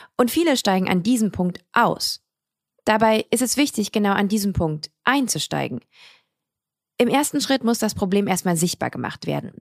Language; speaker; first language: German; native; German